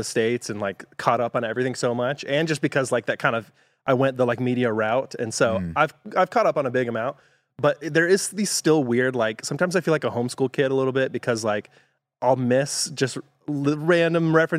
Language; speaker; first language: English; native; English